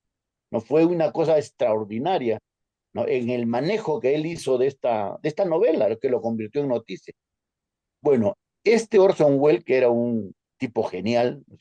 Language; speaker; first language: Spanish; native; Spanish